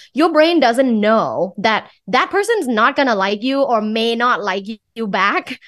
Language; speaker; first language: English; non-native, fluent; Thai